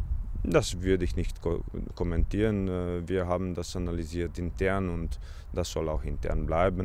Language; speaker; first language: German; non-native, fluent; Croatian